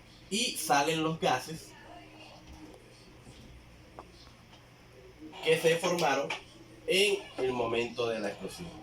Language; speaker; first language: Spanish; native; Spanish